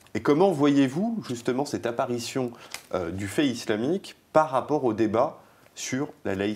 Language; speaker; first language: French; native; French